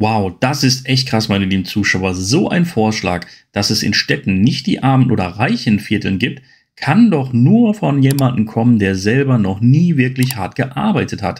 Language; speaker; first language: German; native; German